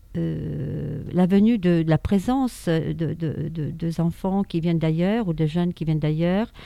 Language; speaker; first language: French; non-native, fluent; Polish